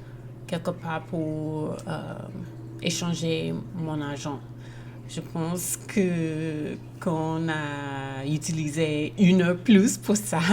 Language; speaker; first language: French; non-native, learner; English